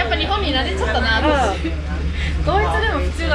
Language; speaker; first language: Japanese; non-native, fluent; Russian